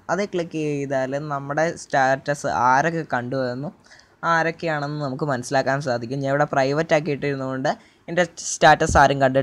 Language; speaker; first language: Malayalam; native; Malayalam